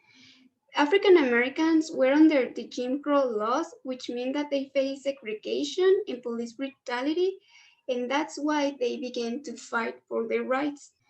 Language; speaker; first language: English; non-native, learner; Spanish